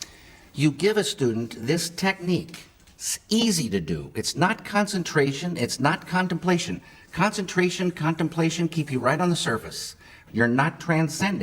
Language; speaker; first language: English; native; English